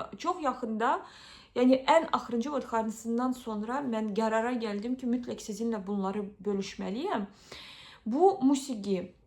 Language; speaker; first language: Azerbaijani; early bilingual, heritage; Azerbaijani